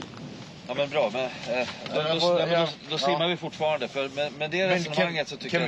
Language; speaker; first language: Swedish; native; Swedish